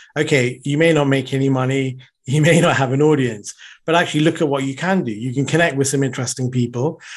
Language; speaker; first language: English; native; English